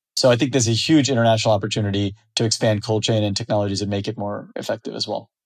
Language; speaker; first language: English; native; English